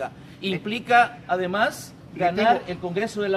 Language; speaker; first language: Spanish; native; Spanish